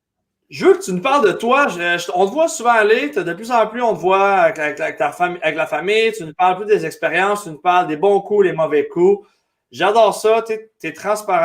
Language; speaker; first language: French; native; French